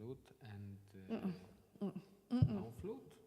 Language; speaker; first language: English; non-native, learner; Polish